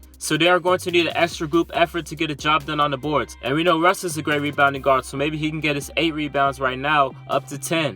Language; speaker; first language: English; native; English